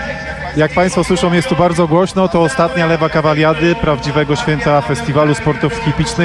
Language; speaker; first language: Polish; native; Polish